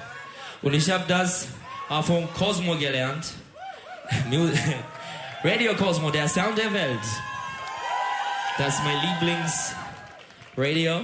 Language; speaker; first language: German; non-native, learner; Turkish